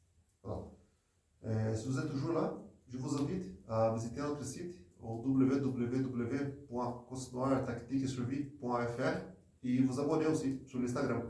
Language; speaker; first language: French; non-native, fluent; Portuguese